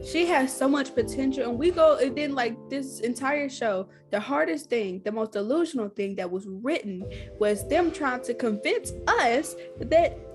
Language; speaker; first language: English; native; English